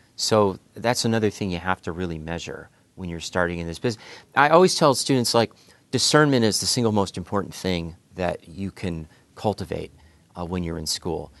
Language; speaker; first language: English; native; English